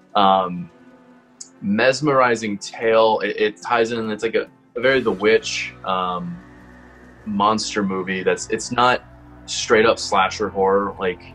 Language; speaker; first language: English; native; English